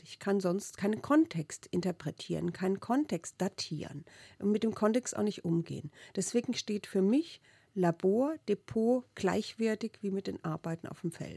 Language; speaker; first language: German; native; German